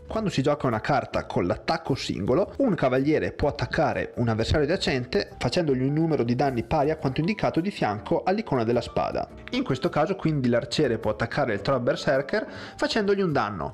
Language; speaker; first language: Italian; native; Italian